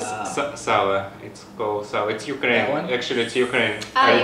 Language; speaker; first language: English; non-native, learner; Russian